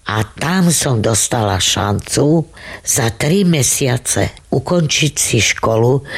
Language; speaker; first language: Slovak; non-native, local second language; Romany